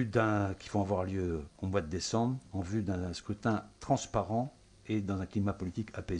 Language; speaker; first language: French; native; French